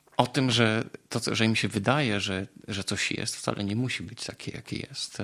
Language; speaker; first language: Polish; native; Polish